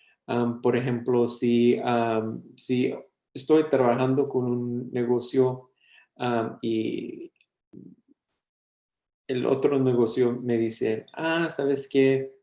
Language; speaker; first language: Spanish; early bilingual, heritage; English